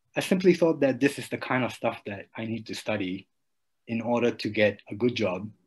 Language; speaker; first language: English; early bilingual, other home language; Japanese